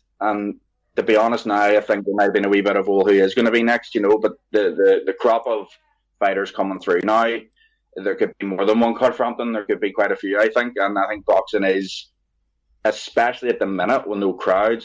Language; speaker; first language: English; native; English